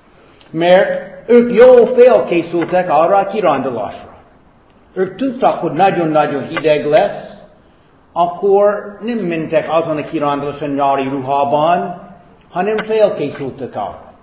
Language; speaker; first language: Hungarian; non-native, fluent; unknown